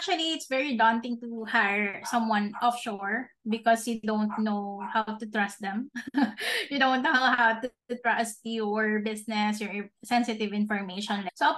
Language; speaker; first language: English; non-native, local second language; Filipino